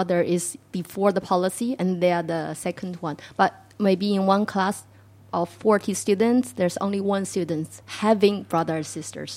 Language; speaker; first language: English; non-native, fluent; Chinese